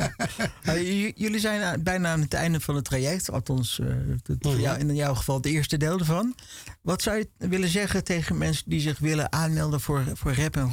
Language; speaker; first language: Dutch; native; Dutch